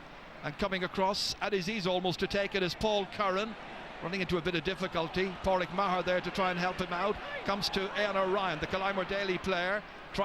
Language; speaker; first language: English; native; English